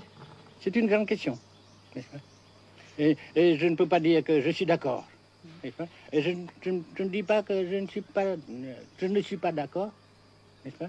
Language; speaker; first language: French; non-native, fluent; Vietnamese